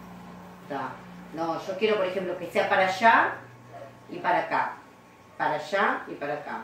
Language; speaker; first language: Spanish; native; Spanish